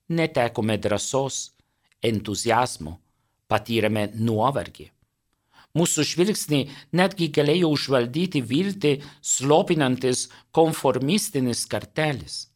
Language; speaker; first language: Lithuanian; non-native, fluent; Italian